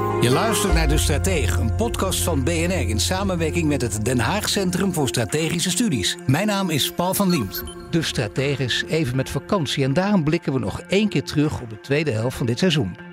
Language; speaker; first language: Dutch; native; Dutch